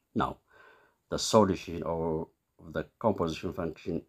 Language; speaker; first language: English; non-native, local second language; Amharic